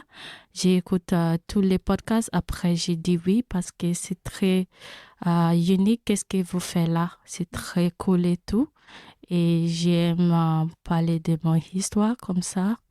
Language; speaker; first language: French; non-native, learner; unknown